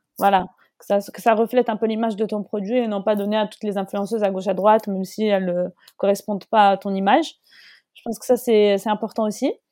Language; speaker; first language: French; non-native, local second language; Arabic